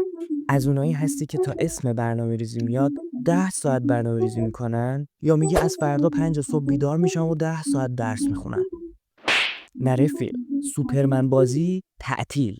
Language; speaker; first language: Persian; native; Persian